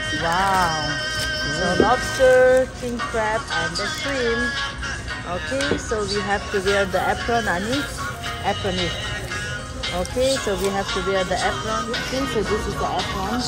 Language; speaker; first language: English; non-native, local second language; Tibetan